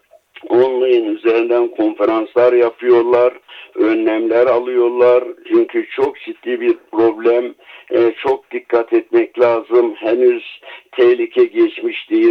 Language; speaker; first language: Turkish; native; Turkish